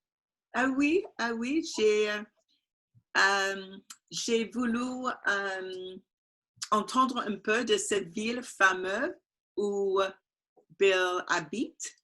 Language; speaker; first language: French; non-native, learner; English